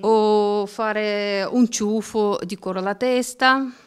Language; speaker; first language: Italian; non-native, learner; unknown